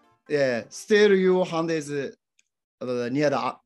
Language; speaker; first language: English; non-native, learner; Japanese